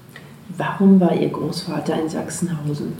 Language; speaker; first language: German; native; German